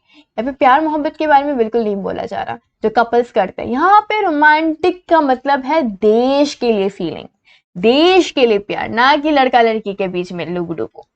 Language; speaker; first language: Hindi; non-native, local second language; Assamese